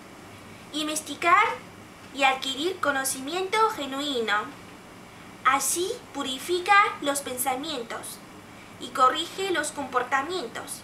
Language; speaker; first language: Spanish; non-native, fluent; Chinese